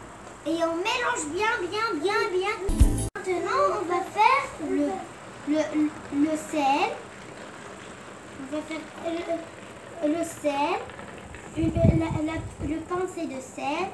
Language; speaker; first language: French; non-native, local second language; Arabic